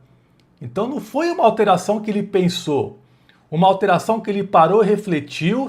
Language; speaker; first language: Portuguese; native; Portuguese